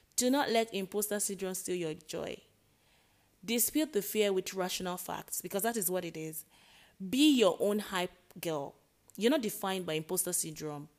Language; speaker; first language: English; non-native, local second language; Yoruba